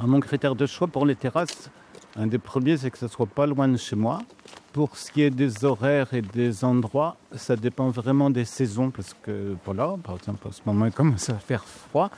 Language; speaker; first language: French; native; French